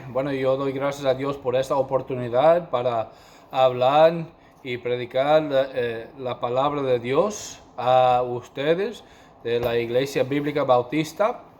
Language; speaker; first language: Spanish; non-native, fluent; English